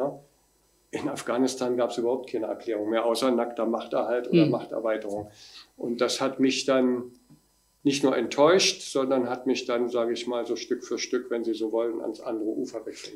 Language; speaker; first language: German; native; German